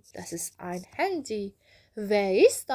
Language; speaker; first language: German; non-native, fluent; Persian